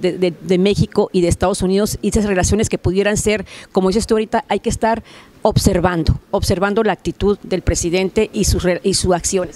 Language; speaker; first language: Spanish; native; Spanish